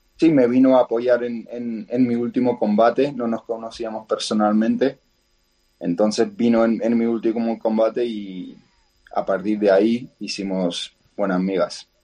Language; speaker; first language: Spanish; non-native, fluent; Georgian